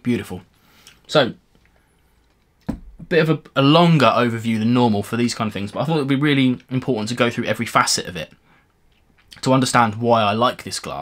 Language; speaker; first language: English; native; English